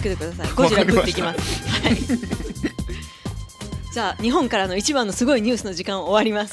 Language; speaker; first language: Japanese; native; Japanese